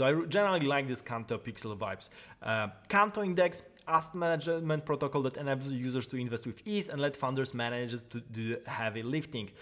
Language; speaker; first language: English; non-native, fluent; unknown